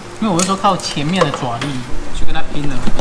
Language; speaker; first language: Chinese; native; Chinese